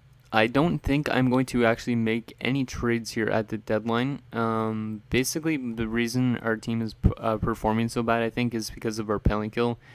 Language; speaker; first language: English; native; English